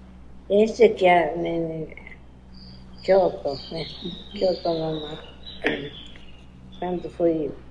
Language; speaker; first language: Portuguese; non-native, learner; Japanese